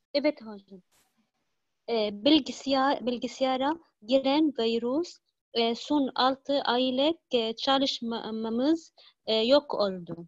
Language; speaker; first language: Turkish; non-native, learner; Arabic